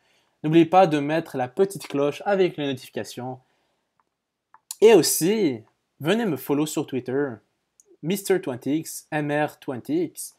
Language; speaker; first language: French; native; French